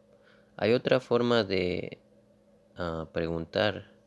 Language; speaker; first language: Spanish; non-native, local second language; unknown